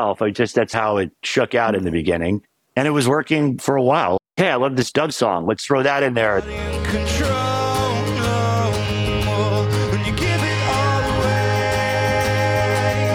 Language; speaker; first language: English; native; English